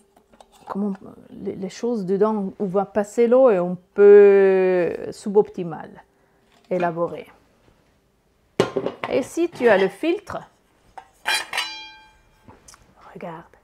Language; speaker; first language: French; non-native, learner; Italian